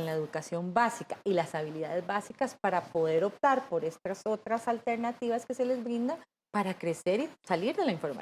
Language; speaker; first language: Spanish; native; Spanish